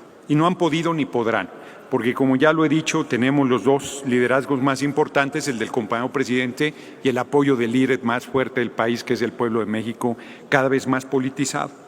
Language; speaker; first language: Spanish; native; Spanish